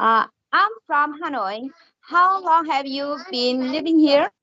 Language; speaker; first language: English; non-native, learner; Vietnamese